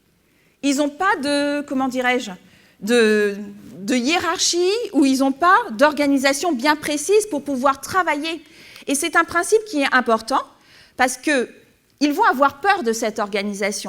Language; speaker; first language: French; native; French